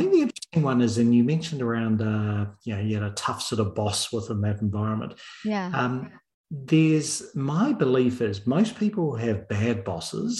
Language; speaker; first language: English; native; English